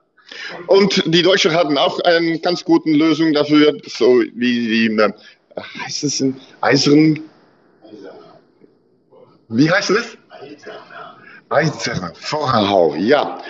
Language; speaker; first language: German; non-native, learner; Dutch